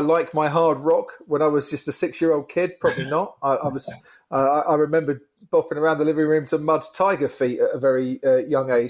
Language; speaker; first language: English; native; English